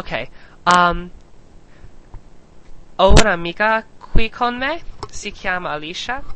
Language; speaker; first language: Italian; non-native, learner; English